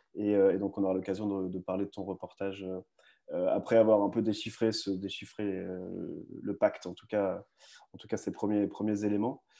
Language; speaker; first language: French; native; French